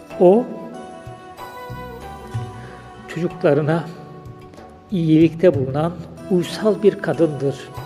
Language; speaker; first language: Turkish; native; Turkish